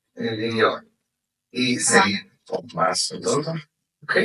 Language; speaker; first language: Spanish; non-native, fluent; Portuguese